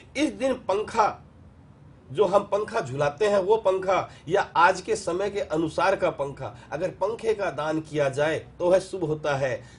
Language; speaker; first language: Hindi; native; Hindi